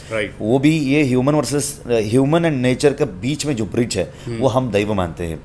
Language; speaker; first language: Hindi; non-native, local second language; Kannada